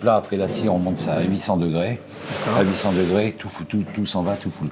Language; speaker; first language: French; native; French